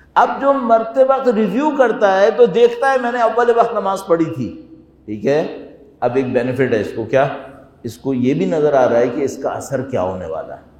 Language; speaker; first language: Urdu; non-native, fluent; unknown